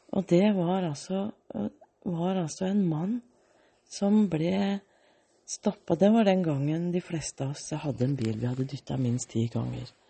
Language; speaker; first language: Norwegian; early bilingual, other home language; Danish